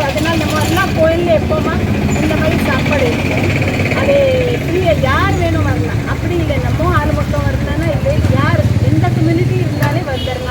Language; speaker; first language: Tamil; non-native, local second language; Punjabi